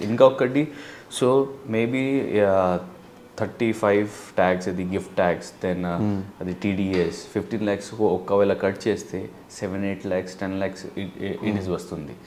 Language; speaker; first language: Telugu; non-native, learner; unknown